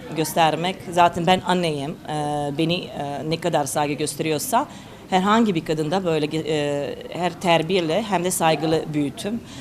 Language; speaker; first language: Turkish; non-native, fluent; Serbian